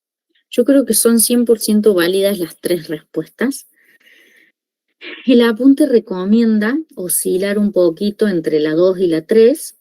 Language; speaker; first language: Spanish; native; Spanish